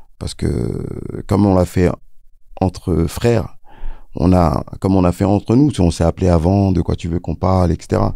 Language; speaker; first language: French; early bilingual, other home language; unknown